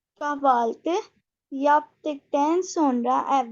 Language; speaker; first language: Turkish; non-native, learner; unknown